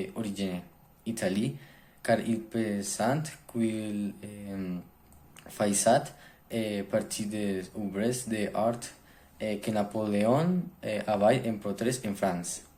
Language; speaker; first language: French; non-native, learner; Spanish